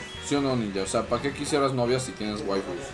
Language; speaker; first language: Spanish; native; Spanish